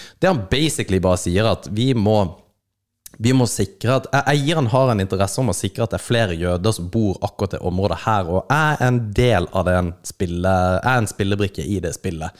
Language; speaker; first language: Norwegian; native; Norwegian